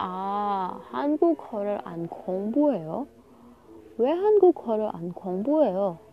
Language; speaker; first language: Korean; non-native, learner; Indonesian